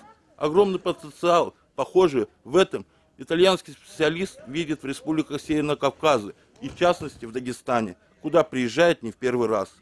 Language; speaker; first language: Russian; native; Russian